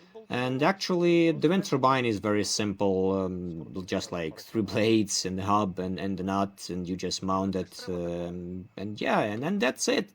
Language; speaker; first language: English; non-native, fluent; Ukrainian